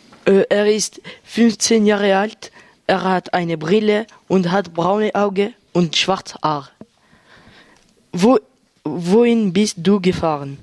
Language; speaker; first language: German; non-native, learner; French